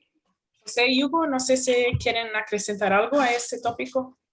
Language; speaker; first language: Spanish; non-native, fluent; Portuguese